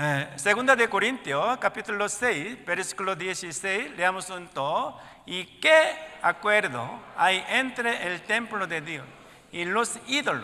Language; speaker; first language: Spanish; non-native, learner; Korean